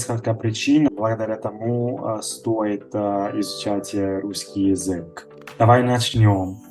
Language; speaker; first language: Russian; non-native, fluent; Italian